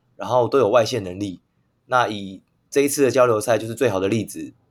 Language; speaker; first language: Chinese; native; Chinese